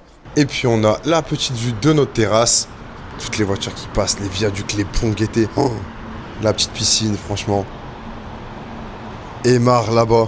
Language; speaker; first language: French; native; French